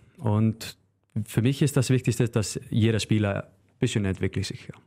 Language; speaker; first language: German; non-native, learner; Icelandic